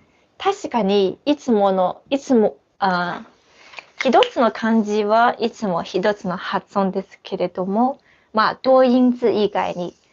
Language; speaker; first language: Japanese; non-native, fluent; Chinese